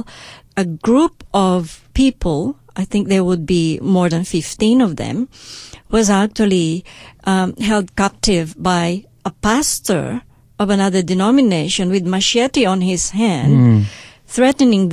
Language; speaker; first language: English; non-native, local second language; Hiligaynon